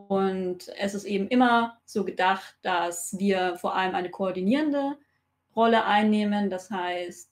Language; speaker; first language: German; native; German